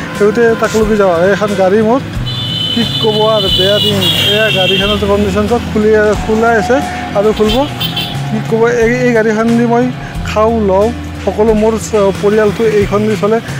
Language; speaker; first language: Assamese; non-native, local second language; Bangla